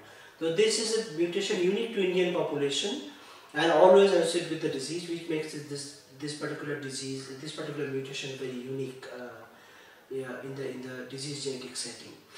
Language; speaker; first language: English; non-native, local second language; Bangla